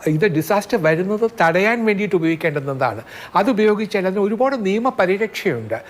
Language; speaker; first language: Malayalam; native; Malayalam